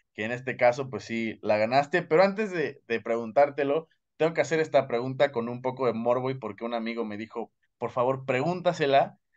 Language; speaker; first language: Spanish; native; Spanish